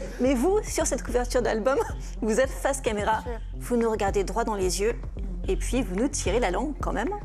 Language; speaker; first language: French; native; French